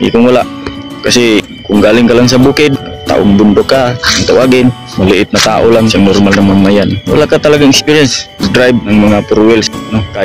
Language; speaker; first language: Filipino; non-native, local second language; Cebuano